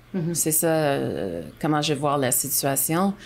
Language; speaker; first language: French; non-native, local second language; English